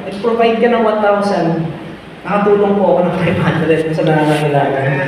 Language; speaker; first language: Filipino; native; Filipino